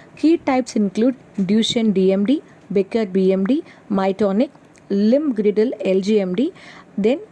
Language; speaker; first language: English; non-native, local second language; Tamil